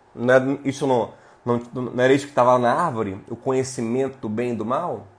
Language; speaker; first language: Portuguese; native; Portuguese